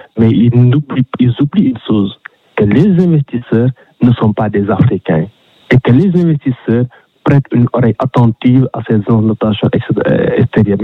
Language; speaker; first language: French; non-native, local second language; Wolof